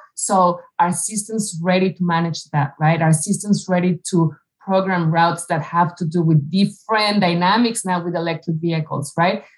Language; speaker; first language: English; non-native, fluent; Spanish